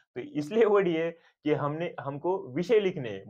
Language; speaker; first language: Hindi; non-native, local second language; Marathi